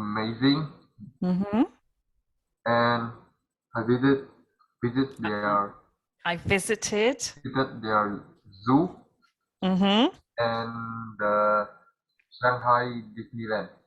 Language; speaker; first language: English; non-native, learner; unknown